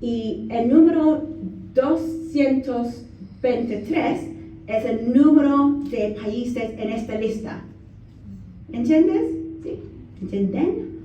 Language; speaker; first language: Spanish; non-native, learner; English